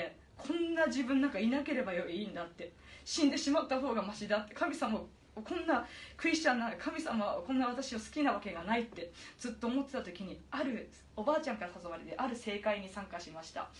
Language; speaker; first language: Japanese; native; Japanese